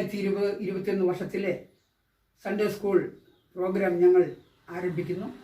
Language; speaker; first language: Malayalam; native; Malayalam